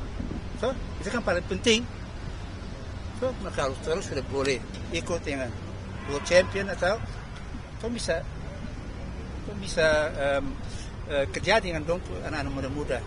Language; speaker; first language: Indonesian; early bilingual, heritage; Indonesian